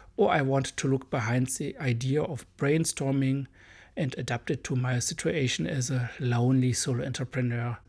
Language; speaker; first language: English; non-native, fluent; German